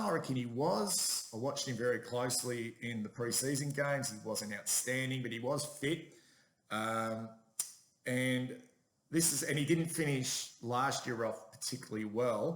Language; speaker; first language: English; native; English